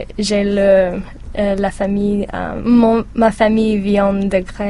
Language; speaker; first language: French; non-native, learner; English